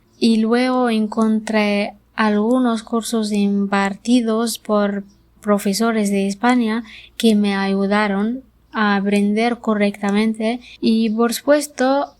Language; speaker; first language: Spanish; non-native, learner; Arabic